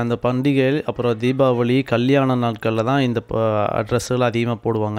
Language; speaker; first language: Tamil; native; Tamil